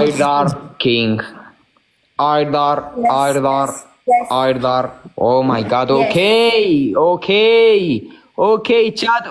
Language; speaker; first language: English; non-native, learner; Spanish